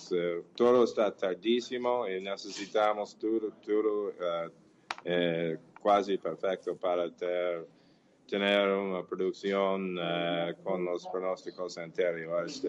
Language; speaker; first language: Portuguese; non-native, fluent; English